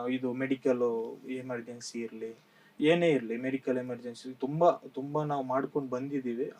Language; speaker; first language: Kannada; non-native, local second language; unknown